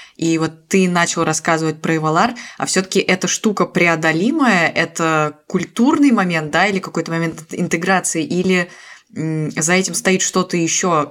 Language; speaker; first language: Russian; native; Russian